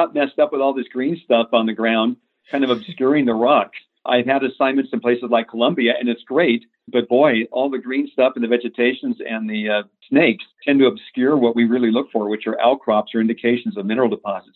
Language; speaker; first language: English; native; English